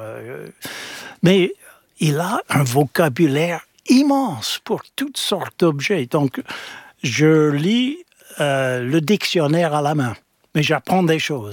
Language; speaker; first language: French; non-native, fluent; English